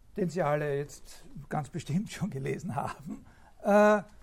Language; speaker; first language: German; native; German